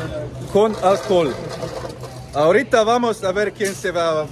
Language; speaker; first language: Spanish; non-native, learner; Croatian